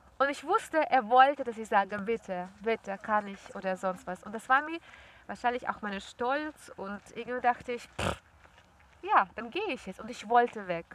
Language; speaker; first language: German; non-native, fluent; Russian